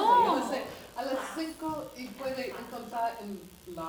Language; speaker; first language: Spanish; non-native, learner; English